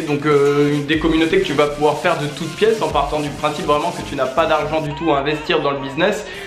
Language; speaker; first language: French; native; French